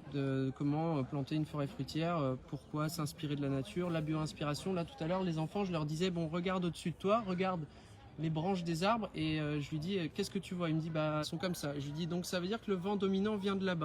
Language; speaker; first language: French; native; French